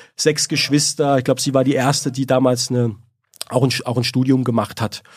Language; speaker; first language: German; native; German